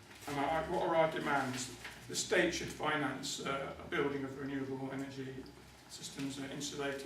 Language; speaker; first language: English; native; English